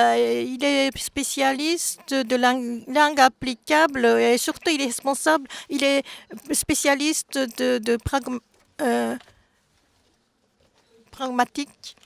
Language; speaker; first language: French; non-native, fluent; Japanese